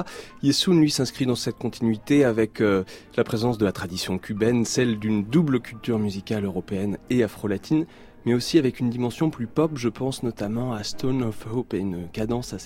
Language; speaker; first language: French; native; French